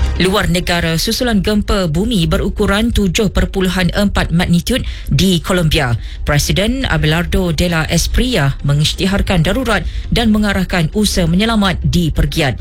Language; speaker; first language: Malay; native; Malay